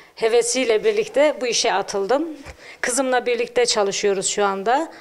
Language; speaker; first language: Turkish; native; Turkish